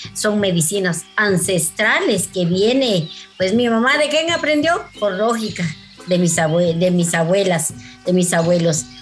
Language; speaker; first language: Spanish; non-native, local second language; Kʼicheʼ